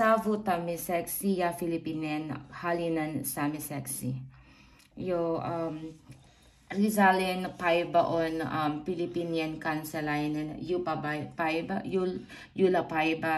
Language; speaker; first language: Finnish; non-native, learner; Filipino